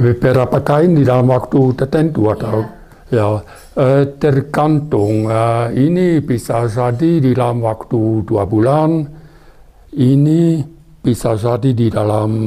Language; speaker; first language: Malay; non-native, fluent; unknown